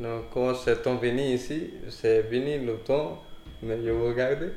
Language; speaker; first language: French; non-native, learner; Punjabi